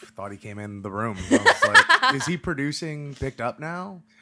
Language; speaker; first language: English; native; English